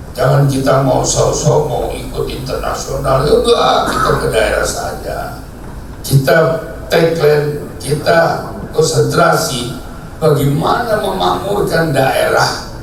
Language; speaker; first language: Indonesian; native; Indonesian